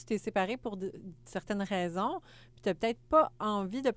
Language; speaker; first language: French; native; French